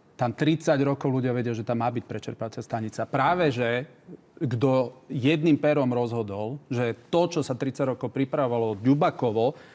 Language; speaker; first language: Slovak; native; Slovak